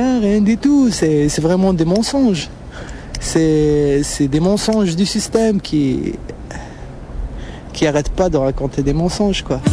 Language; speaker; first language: French; non-native, local second language; Arabic